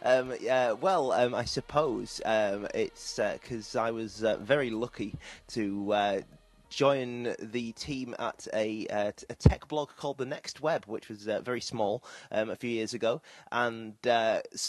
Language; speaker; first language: English; native; English